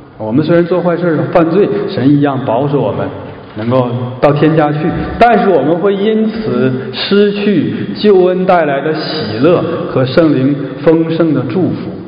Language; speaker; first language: Chinese; native; Chinese